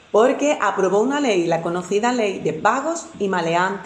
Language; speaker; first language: Spanish; native; Spanish